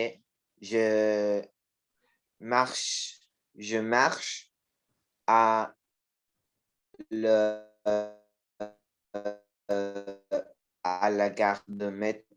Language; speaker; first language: French; non-native, learner; Spanish